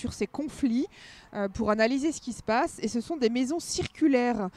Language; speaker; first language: French; native; French